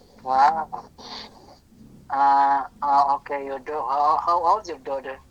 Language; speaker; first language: English; non-native, learner; Indonesian